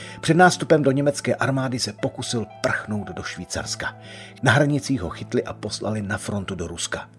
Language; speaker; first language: Czech; native; Czech